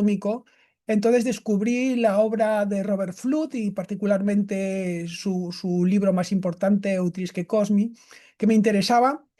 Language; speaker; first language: Spanish; native; Spanish